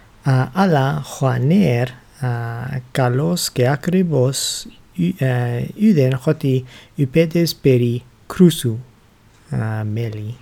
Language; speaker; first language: Greek; non-native, learner; English